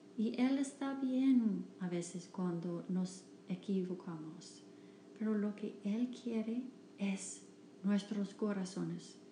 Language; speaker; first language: Spanish; non-native, fluent; English